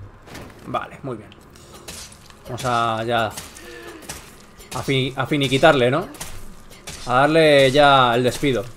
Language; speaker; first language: Spanish; native; Spanish